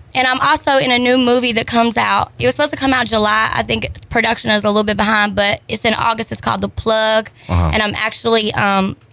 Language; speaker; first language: English; native; English